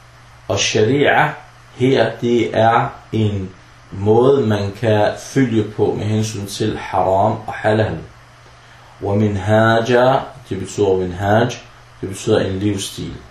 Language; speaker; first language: Danish; early bilingual, other home language; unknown